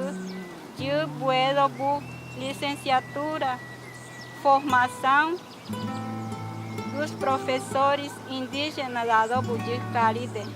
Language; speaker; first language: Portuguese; non-native, local second language; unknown